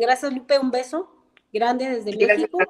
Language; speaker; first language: Spanish; native; Spanish